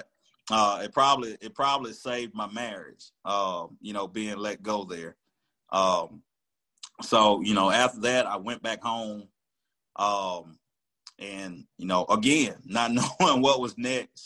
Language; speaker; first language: English; native; English